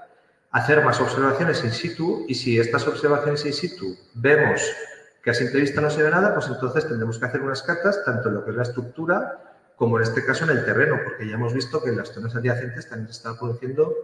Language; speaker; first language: Spanish; native; Spanish